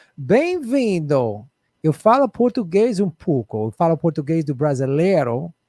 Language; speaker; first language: Portuguese; non-native, learner; English